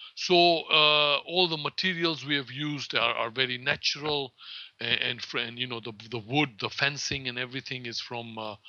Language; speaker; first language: English; non-native, local second language; Gujarati